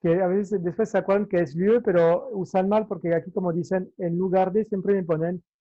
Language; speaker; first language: Spanish; non-native, fluent; French